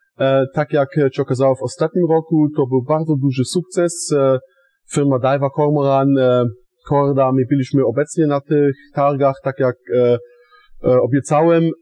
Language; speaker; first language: Polish; non-native, fluent; German